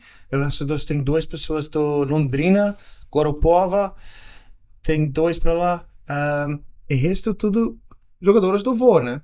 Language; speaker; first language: Portuguese; non-native, learner; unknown